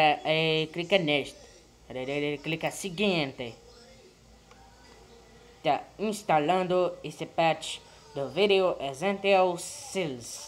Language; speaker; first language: Spanish; non-native, learner; Portuguese